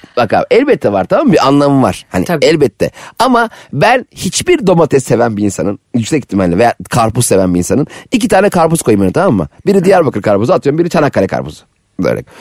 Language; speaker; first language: Turkish; native; Turkish